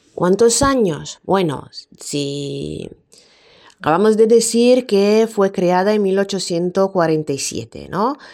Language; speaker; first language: Spanish; non-native, fluent; Italian